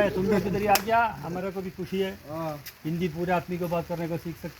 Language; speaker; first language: Hindi; non-native, local second language; Malayalam